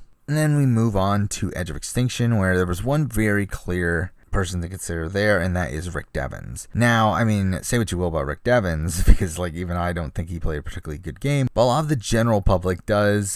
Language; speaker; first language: English; native; English